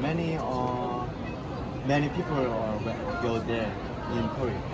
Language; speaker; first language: English; non-native, learner; Korean